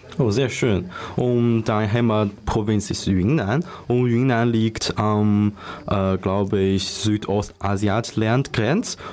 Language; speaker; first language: German; non-native, learner; Chinese